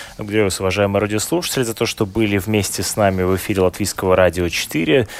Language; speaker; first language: Russian; native; Russian